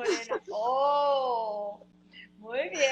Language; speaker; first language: Spanish; non-native, fluent; Portuguese